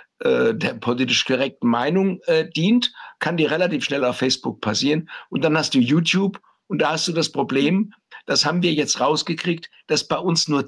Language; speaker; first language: German; native; German